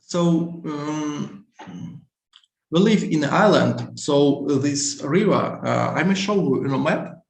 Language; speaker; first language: English; non-native, fluent; Russian